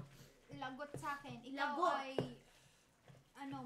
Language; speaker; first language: Filipino; early bilingual, heritage; French